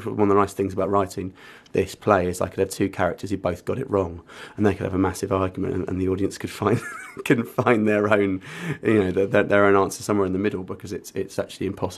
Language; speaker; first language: English; native; English